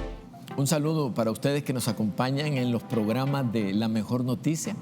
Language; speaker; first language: Spanish; native; Spanish